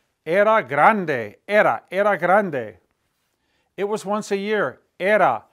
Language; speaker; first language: English; native; English